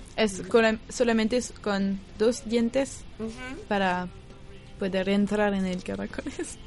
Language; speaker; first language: Spanish; non-native, fluent; French